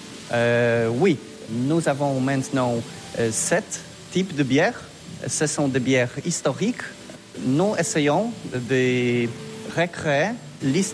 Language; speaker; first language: French; non-native, learner; Polish